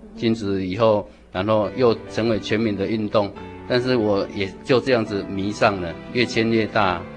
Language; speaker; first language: Chinese; native; Chinese